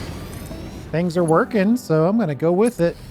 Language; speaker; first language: English; native; English